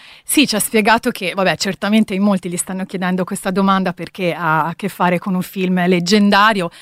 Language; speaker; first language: Italian; native; Italian